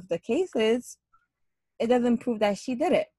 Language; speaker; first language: English; non-native, local second language; Hausa